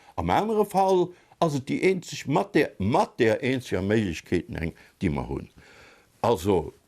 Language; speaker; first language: Luxembourgish; native; Luxembourgish